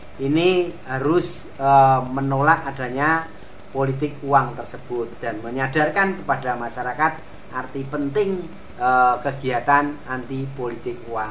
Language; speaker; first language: Indonesian; native; Indonesian